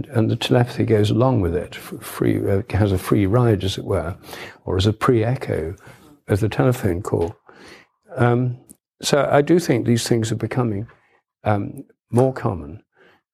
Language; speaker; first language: English; native; English